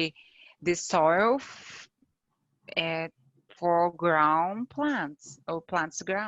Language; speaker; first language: English; non-native, learner; Portuguese